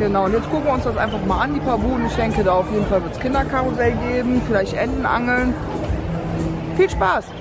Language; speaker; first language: German; native; German